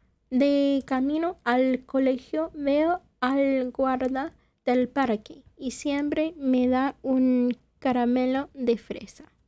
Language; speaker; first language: Spanish; non-native, fluent; English